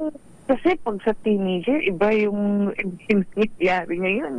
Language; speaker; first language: Filipino; native; Filipino